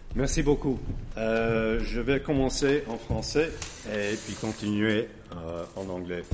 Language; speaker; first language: French; non-native, fluent; English